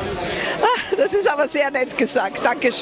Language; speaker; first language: German; native; German